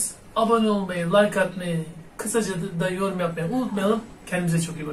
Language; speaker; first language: Turkish; native; Turkish